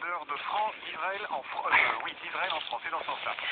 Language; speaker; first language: French; native; French